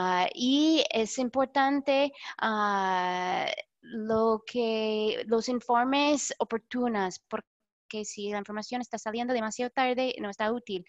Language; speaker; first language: Spanish; non-native, fluent; English